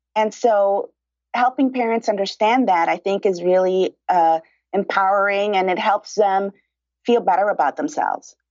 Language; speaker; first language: English; early bilingual, other home language; Spanish